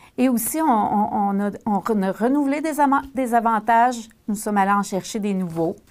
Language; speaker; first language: French; native; French